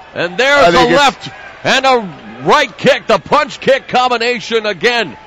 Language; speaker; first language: English; native; English